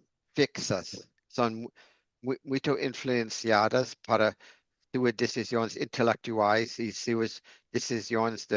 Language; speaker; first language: Portuguese; non-native, fluent; English